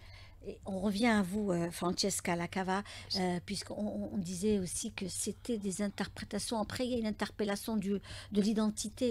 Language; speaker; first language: French; native; French